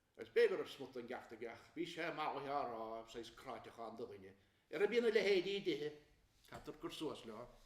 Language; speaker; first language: Irish; native; Irish